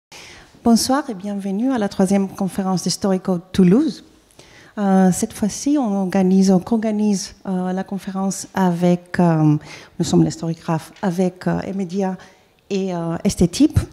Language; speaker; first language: French; non-native, fluent; Greek